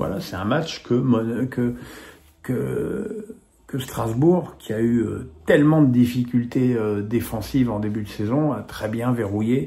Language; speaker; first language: French; native; French